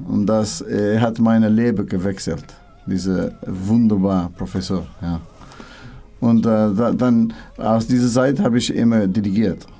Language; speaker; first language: German; non-native, learner; English